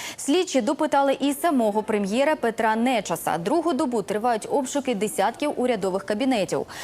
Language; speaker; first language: Ukrainian; native; Ukrainian